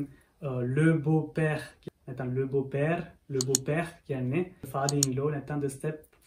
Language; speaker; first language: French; early bilingual, other home language; Sinhala